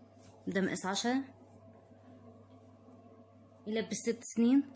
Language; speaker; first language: Arabic; native; Arabic